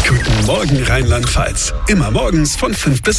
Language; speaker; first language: German; native; German